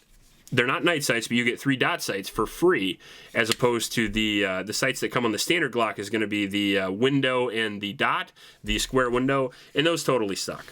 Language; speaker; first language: English; native; English